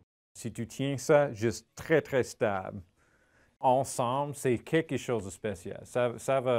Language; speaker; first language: French; non-native, fluent; English